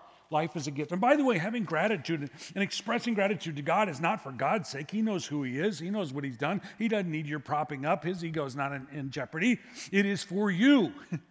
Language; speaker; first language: English; native; English